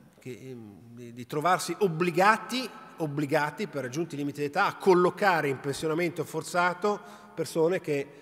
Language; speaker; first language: Italian; native; Italian